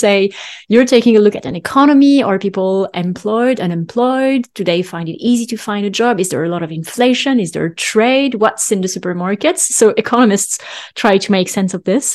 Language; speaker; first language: English; non-native, fluent; French